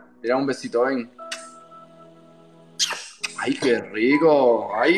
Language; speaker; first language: Spanish; native; Spanish